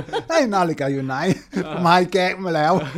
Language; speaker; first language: Thai; non-native, fluent; Dutch